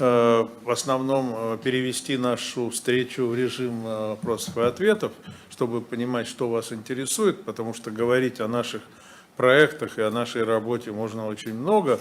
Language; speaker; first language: Russian; native; Russian